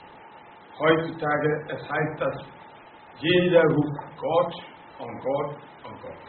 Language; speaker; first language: German; non-native, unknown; Akan